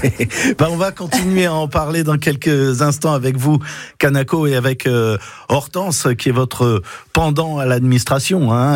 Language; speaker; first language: French; native; French